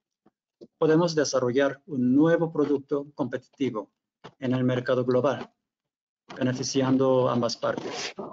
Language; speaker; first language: Spanish; non-native, fluent; Korean